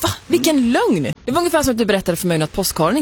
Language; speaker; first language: Swedish; native; Swedish